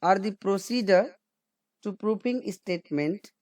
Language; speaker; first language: English; non-native, local second language; Nepali